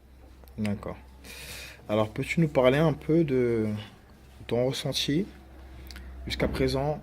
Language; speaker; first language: French; native; French